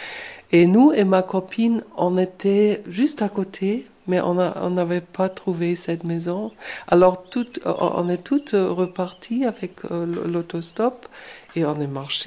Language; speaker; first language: French; non-native, fluent; German